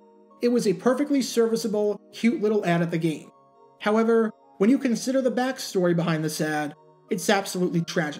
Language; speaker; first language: English; native; English